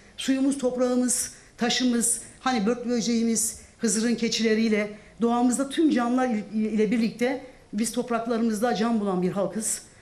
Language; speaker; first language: Turkish; non-native, local second language; Zaza